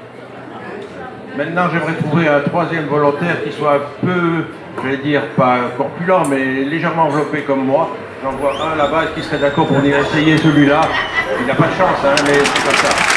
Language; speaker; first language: French; native; French